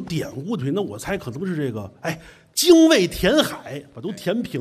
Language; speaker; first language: Chinese; native; Chinese